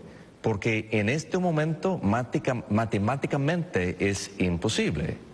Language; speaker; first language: Spanish; non-native, fluent; English